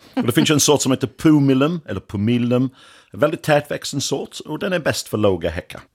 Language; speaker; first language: Swedish; non-native, fluent; English